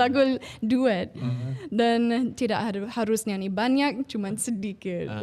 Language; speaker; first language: Indonesian; non-native, fluent; English